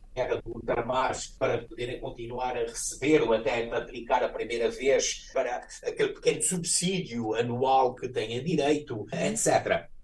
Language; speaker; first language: Portuguese; native; Portuguese